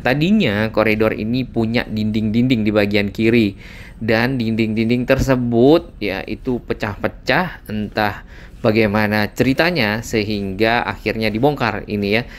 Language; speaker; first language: Indonesian; native; Indonesian